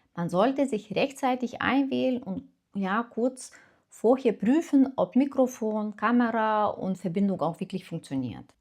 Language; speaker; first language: German; non-native, fluent; Lithuanian